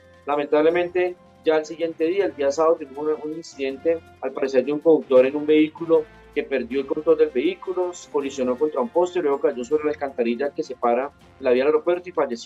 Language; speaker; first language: Spanish; native; Spanish